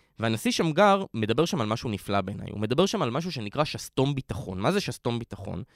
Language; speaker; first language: Hebrew; native; Hebrew